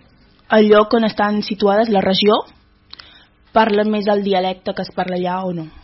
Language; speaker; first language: Catalan; early bilingual, other home language; Wolof